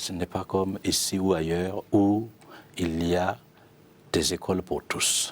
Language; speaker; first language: French; non-native, local second language; Mossi